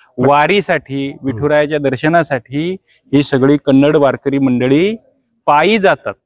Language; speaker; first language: Marathi; native; Marathi